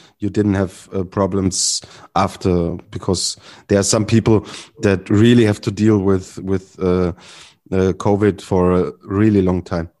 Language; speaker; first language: English; non-native, fluent; German